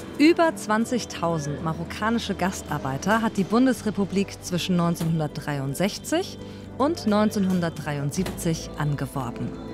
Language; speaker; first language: German; early bilingual, other home language; Riffian